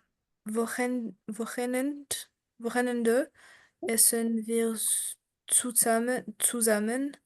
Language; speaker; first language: German; non-native, learner; French